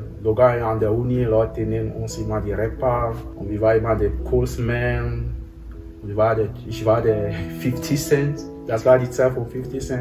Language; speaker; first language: German; non-native, fluent; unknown